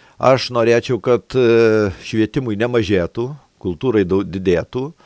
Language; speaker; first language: Lithuanian; native; Lithuanian